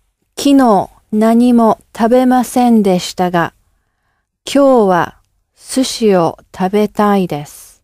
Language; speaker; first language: Japanese; non-native, learner; English